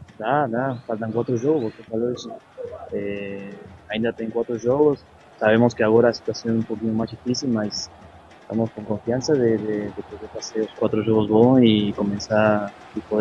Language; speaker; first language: Portuguese; non-native, learner; Spanish